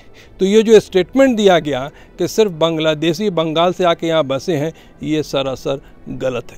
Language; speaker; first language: Hindi; native; Hindi